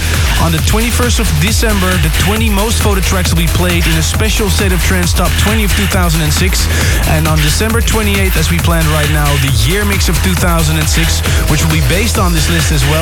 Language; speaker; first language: English; non-native, fluent; Dutch